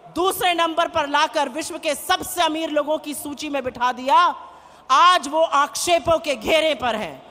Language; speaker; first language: Hindi; native; Hindi